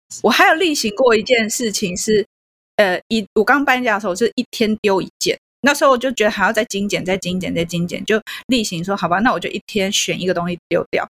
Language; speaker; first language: Chinese; native; Chinese